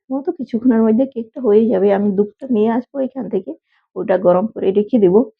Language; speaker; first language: Bangla; non-native, local second language; Santali